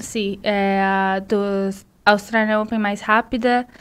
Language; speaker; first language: Spanish; non-native, learner; Portuguese